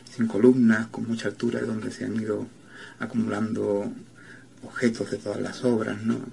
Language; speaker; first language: Spanish; native; Spanish